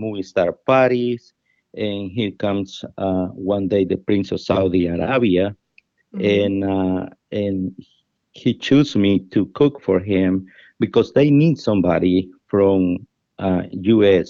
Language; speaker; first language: English; non-native, fluent; Spanish